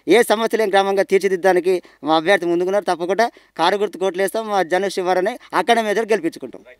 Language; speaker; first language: Telugu; native; Telugu